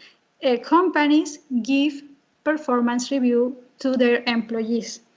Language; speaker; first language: English; non-native, fluent; Spanish